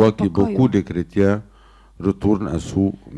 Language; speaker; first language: French; non-native, learner; Arabic